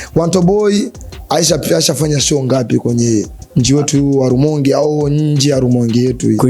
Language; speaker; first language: Swahili; non-native, local second language; Rundi